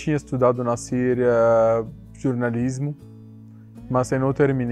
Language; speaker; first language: Portuguese; non-native, learner; Arabic